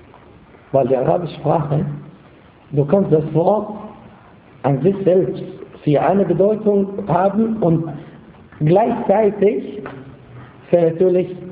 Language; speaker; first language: German; non-native, fluent; Arabic